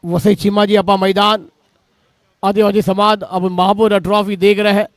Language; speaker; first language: Hindi; non-native, local second language; Marathi